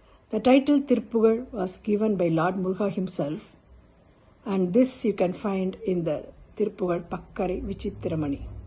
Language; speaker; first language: English; non-native, local second language; Tamil